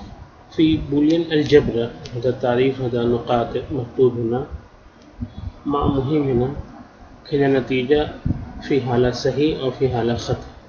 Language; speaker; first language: Arabic; non-native, learner; Urdu